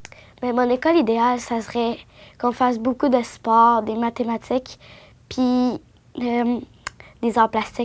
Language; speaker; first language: French; early bilingual, other home language; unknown